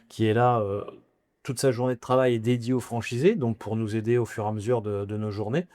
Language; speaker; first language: French; native; French